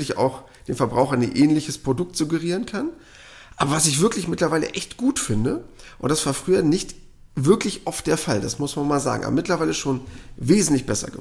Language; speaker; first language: German; native; German